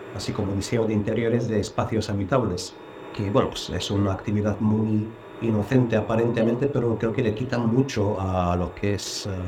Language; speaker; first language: Spanish; non-native, fluent; Bulgarian